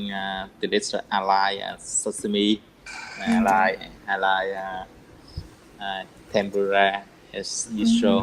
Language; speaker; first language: English; non-native, learner; Vietnamese